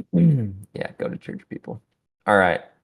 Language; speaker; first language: English; native; English